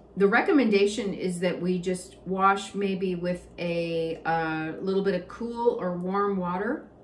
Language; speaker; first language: English; native; English